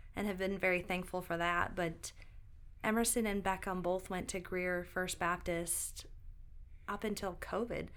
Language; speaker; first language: English; native; English